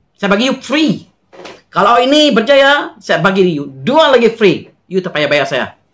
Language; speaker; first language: Malay; non-native, local second language; Iban